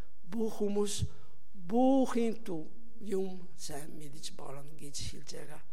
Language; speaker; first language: Mongolian; non-native, learner; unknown